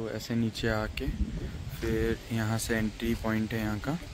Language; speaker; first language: Hindi; non-native, local second language; Assamese